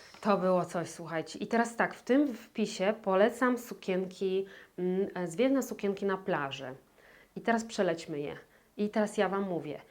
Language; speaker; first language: Polish; native; Polish